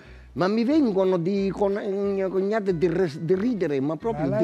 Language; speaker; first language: Italian; native; Italian